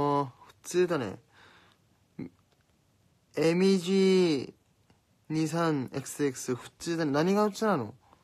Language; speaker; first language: Japanese; non-native, fluent; Korean